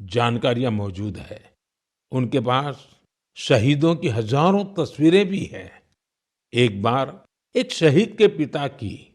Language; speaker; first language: Hindi; non-native, local second language; Gujarati